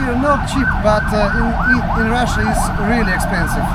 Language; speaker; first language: English; non-native, learner; Russian